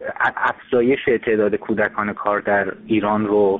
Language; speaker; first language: Persian; native; Persian